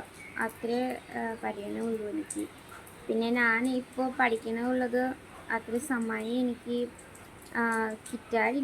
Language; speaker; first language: Malayalam; non-native, local second language; Bangla